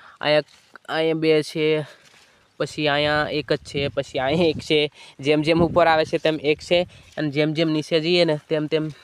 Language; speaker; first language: Gujarati; native; Gujarati